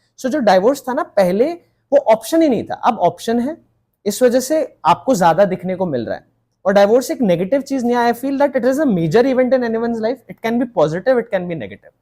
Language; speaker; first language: Hindi; native; Hindi